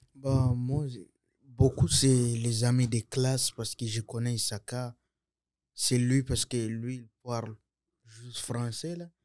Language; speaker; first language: French; non-native, local second language; Sango